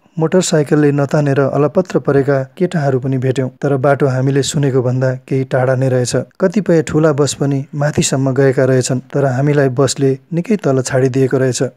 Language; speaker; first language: Nepali; native; Nepali